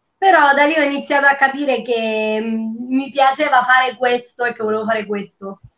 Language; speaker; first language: Italian; native; Italian